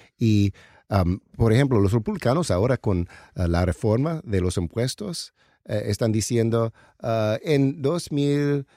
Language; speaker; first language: Spanish; non-native, learner; English